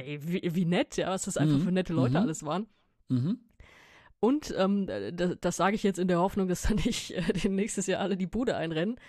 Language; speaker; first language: German; native; German